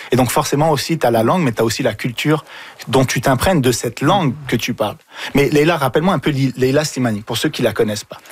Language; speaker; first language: French; early bilingual, other home language; Arabic